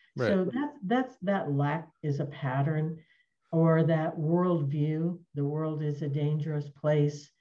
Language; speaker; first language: English; native; English